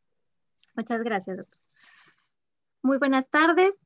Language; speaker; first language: Spanish; native; Spanish